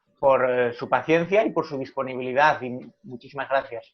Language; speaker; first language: Spanish; native; Spanish